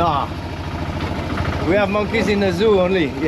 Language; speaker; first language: English; non-native, learner; French